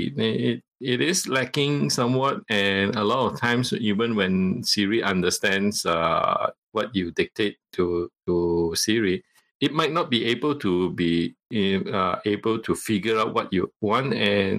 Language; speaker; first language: English; non-native, local second language; Cantonese